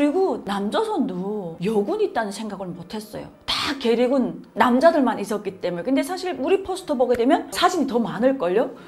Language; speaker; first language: Korean; native; Korean